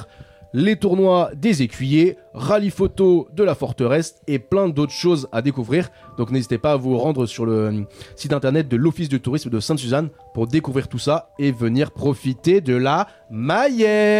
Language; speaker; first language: French; native; French